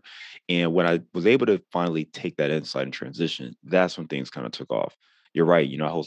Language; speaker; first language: English; native; English